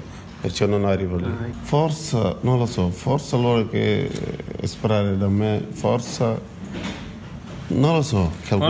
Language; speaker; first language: Italian; non-native, learner; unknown